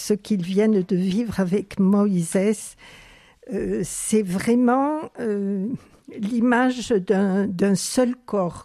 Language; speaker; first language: French; native; French